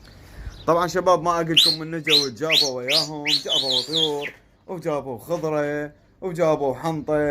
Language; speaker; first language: Arabic; native; Arabic